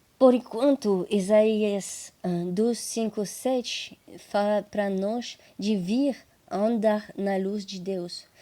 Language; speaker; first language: Portuguese; non-native, fluent; French